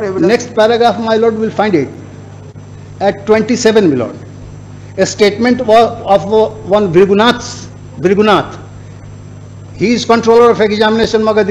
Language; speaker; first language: English; non-native, local second language; Hindi